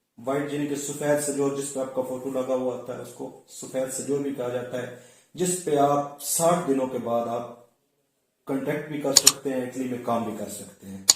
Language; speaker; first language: Urdu; non-native, local second language; Punjabi